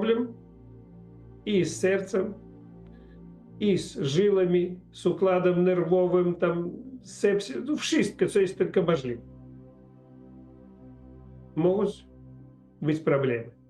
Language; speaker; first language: Polish; non-native, learner; Russian